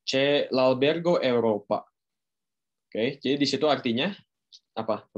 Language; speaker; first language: Indonesian; native; Indonesian